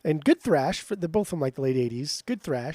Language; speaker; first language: English; native; English